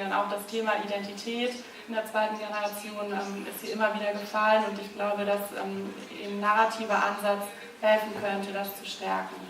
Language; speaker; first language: German; native; German